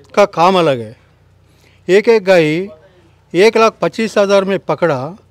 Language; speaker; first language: Hindi; non-native, local second language; Telugu